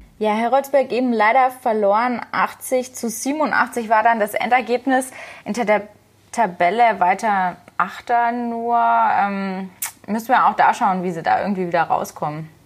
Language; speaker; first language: German; native; German